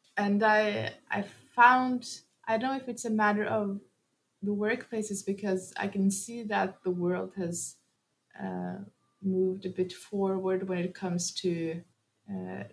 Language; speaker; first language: English; early bilingual, heritage; Norwegian